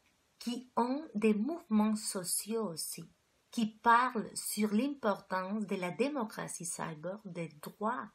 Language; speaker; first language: French; non-native, fluent; Spanish